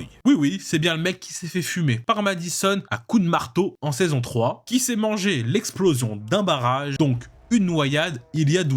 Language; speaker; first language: French; native; French